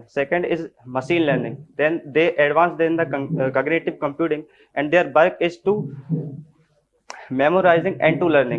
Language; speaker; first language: English; non-native, learner; Hindi